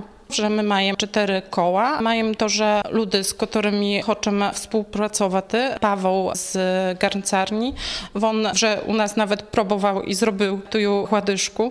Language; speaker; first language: Polish; non-native, local second language; Ukrainian